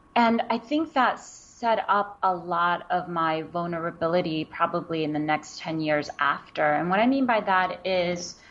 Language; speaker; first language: English; early bilingual, other home language; Wu Chinese